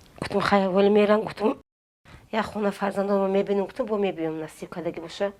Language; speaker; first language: Tajik; non-native, fluent; Avaric